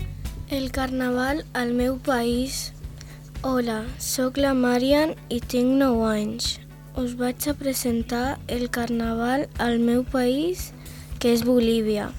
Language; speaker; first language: Catalan; early bilingual, other home language; Spanish